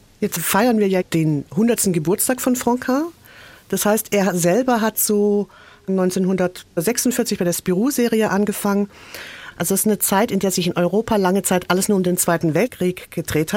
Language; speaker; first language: German; native; German